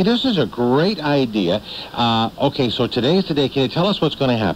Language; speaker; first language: English; native; English